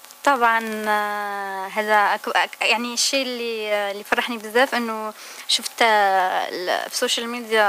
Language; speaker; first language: Arabic; native; Arabic